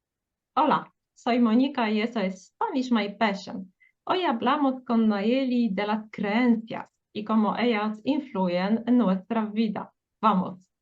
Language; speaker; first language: Spanish; non-native, fluent; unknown